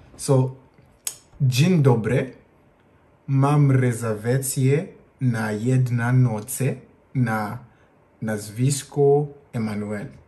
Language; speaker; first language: Polish; non-native, learner; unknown